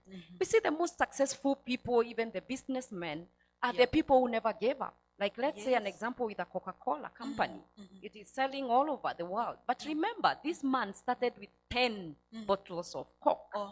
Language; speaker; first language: English; non-native, local second language; Swahili